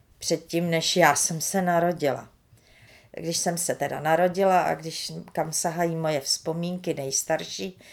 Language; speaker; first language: Czech; early bilingual, other home language; Romanian